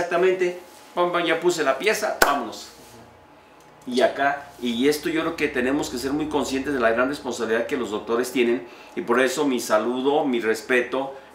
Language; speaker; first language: Spanish; native; Spanish